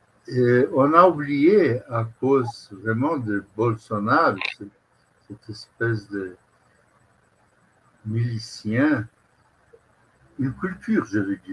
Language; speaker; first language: French; non-native, fluent; Portuguese